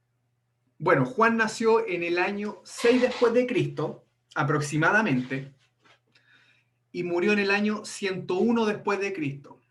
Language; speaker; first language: Spanish; native; Spanish